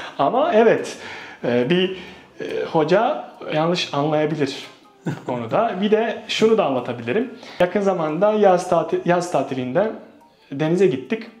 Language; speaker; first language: Turkish; non-native, fluent; Bosnian